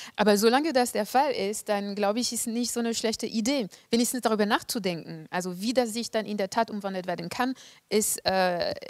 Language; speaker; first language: German; non-native, fluent; French